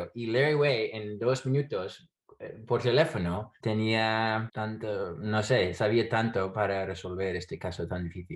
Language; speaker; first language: Spanish; non-native, fluent; English